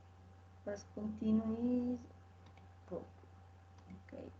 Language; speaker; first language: English; non-native, learner; Spanish